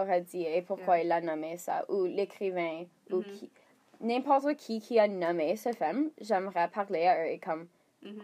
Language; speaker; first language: French; non-native, learner; English